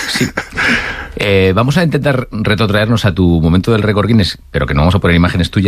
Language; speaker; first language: Spanish; native; Spanish